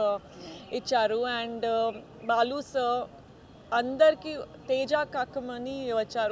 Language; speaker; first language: Telugu; non-native, fluent; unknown